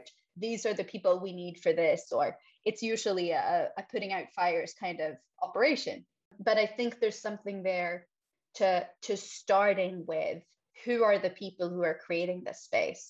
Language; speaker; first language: English; non-native, fluent; Swedish